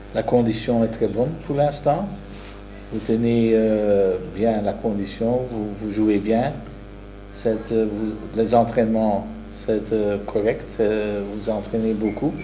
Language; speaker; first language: French; non-native, local second language; Dutch